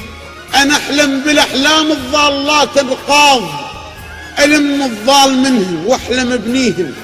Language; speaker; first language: Arabic; native; Arabic